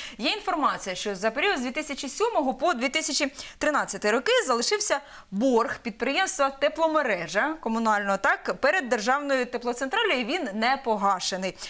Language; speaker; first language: Ukrainian; native; Ukrainian